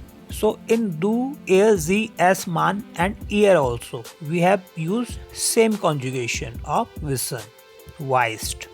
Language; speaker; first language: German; non-native, learner; Hindi